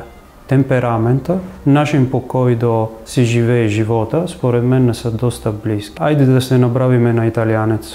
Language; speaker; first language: Bulgarian; non-native, fluent; Italian